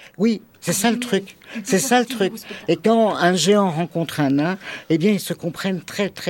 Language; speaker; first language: French; native; French